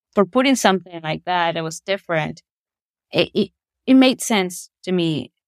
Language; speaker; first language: English; non-native, fluent; Spanish